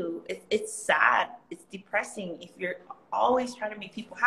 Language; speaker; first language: English; early bilingual, other home language; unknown